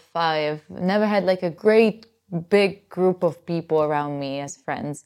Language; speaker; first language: English; non-native, fluent; Italian